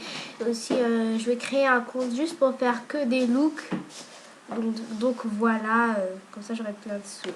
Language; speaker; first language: French; native; French